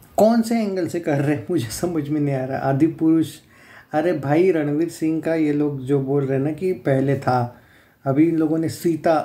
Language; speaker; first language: Hindi; non-native, local second language; Marathi